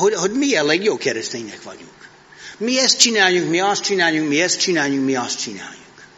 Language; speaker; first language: Hungarian; non-native, fluent; English